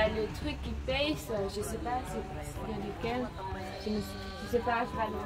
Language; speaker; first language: French; non-native, learner; Khmer